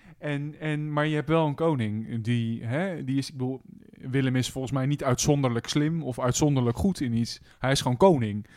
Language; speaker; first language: Dutch; native; Dutch